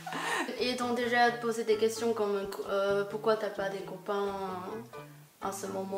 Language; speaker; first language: French; non-native, fluent; Chinese